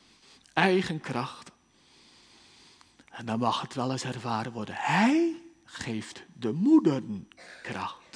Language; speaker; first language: Dutch; native; Dutch